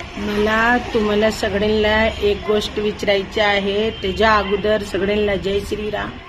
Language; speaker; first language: Marathi; non-native, local second language; Hindi